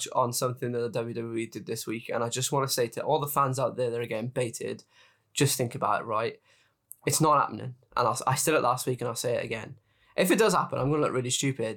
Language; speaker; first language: English; native; English